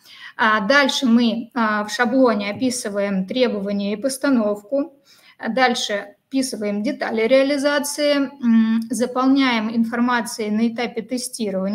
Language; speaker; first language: Russian; native; Russian